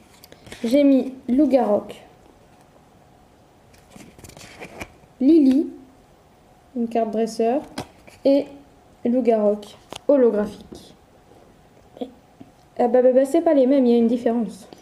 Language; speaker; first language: French; native; French